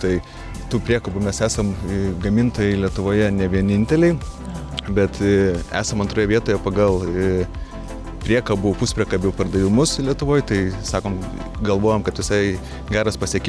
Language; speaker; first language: Lithuanian; native; Lithuanian